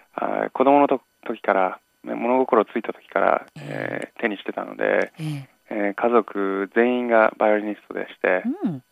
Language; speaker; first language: Japanese; early bilingual, other home language; English